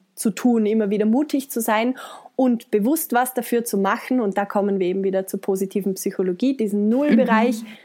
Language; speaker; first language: German; native; German